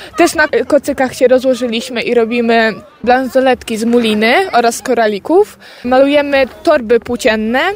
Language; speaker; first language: Polish; native; Polish